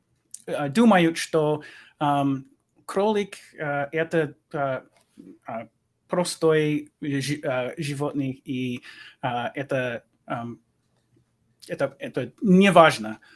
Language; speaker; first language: Russian; non-native, learner; English